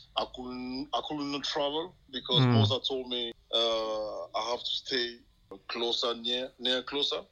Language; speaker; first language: English; non-native, local second language; French